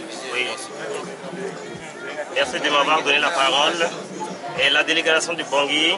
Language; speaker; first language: French; non-native, local second language; Sango